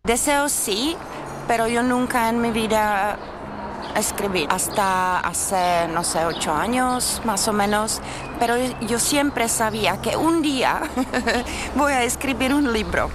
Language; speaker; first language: Spanish; non-native, learner; Czech